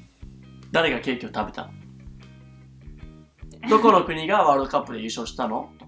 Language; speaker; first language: Japanese; native; Japanese